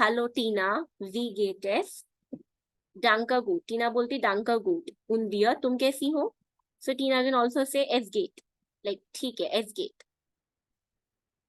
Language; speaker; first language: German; non-native, fluent; Hindi